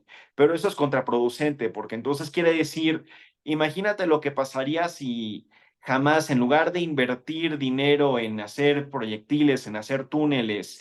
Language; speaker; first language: Spanish; native; Spanish